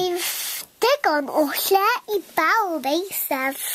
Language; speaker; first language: Welsh; non-native, local second language; English